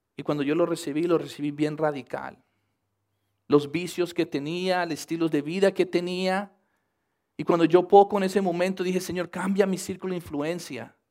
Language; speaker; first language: Spanish; early bilingual, heritage; Spanish